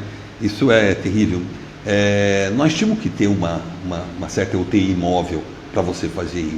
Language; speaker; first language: Portuguese; native; Portuguese